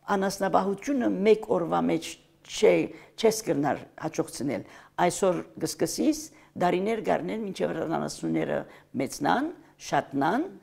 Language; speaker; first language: Armenian; early bilingual, heritage; Armenian